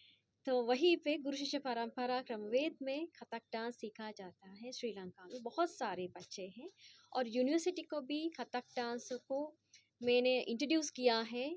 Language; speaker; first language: Hindi; non-native, fluent; Sinhala